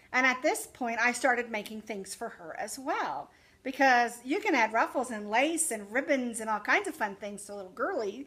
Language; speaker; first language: English; native; English